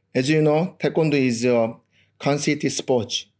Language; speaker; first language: English; non-native, learner; Korean